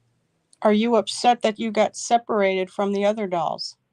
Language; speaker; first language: English; native; English